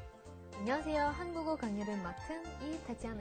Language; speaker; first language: Korean; non-native, fluent; Russian